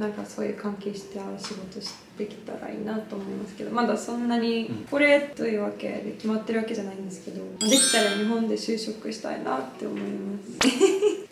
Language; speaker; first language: Japanese; non-native, fluent; Polish